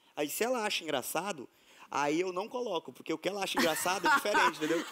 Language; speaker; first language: Portuguese; native; Portuguese